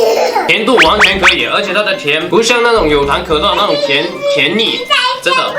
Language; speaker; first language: Chinese; native; Chinese